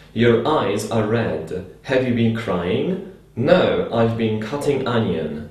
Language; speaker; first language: English; non-native, fluent; Polish